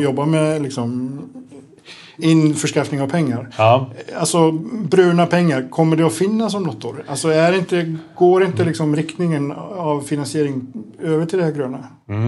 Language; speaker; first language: Swedish; native; Swedish